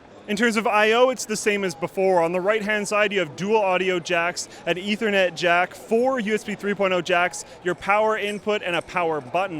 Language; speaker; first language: English; native; English